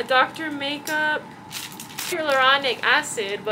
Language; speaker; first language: English; early bilingual, other home language; Spanish